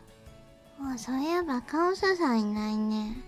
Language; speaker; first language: Japanese; native; Japanese